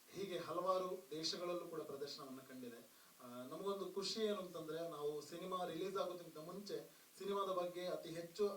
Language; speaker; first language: Kannada; non-native, local second language; Tulu